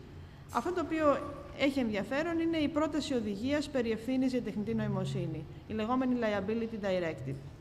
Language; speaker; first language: Greek; native; Greek